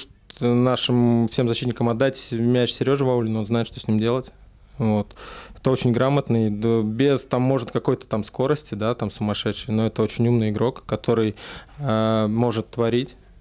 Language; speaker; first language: Russian; native; Russian